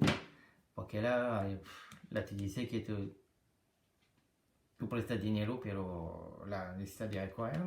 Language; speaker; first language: Spanish; non-native, learner; French